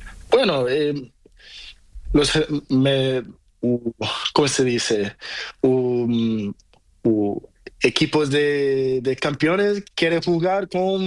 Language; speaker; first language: Spanish; non-native, learner; Portuguese